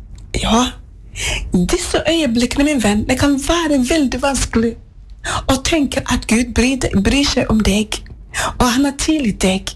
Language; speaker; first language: Norwegian; non-native, fluent; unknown